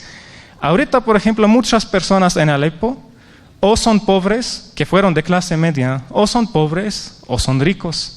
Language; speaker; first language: Spanish; non-native, fluent; Arabic